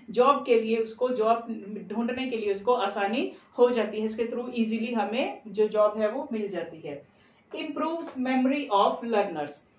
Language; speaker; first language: Hindi; non-native, local second language; Punjabi